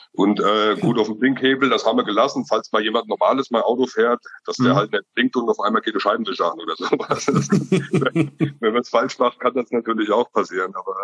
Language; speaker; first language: German; native; German